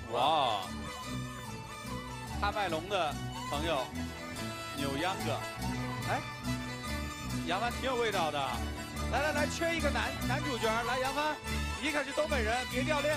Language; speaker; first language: Chinese; native; Chinese